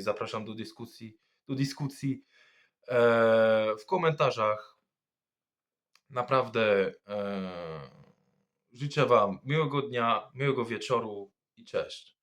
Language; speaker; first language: Polish; non-native, fluent; French